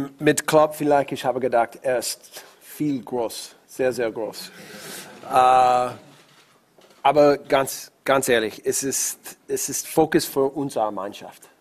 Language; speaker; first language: German; non-native, learner; English